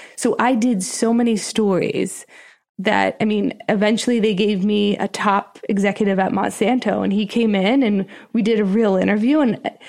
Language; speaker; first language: English; native; English